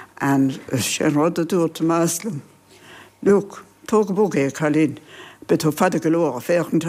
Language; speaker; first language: Irish; native; Irish